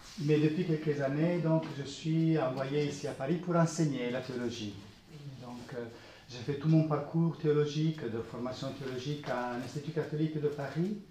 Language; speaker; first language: French; non-native, fluent; Italian